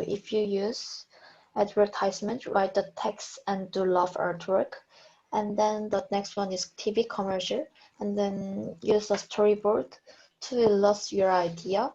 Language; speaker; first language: English; non-native, learner; Korean